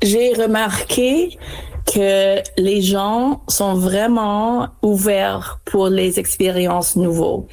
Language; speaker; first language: French; non-native, fluent; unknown